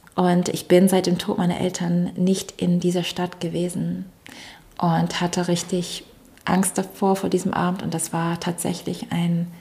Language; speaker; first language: German; early bilingual, other home language; English